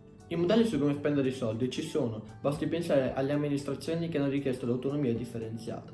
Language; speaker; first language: Italian; native; Italian